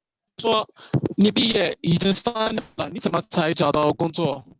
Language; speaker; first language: Chinese; non-native, learner; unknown